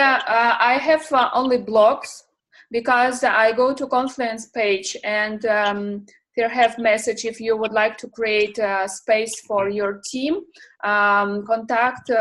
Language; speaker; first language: English; non-native, learner; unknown